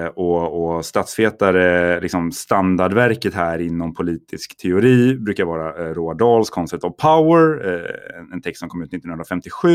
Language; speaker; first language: Swedish; native; Swedish